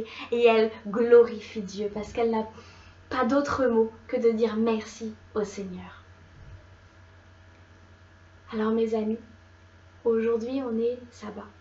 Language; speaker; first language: French; native; French